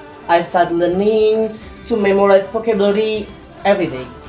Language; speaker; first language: English; non-native, learner; Indonesian